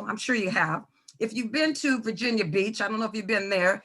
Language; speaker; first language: English; native; English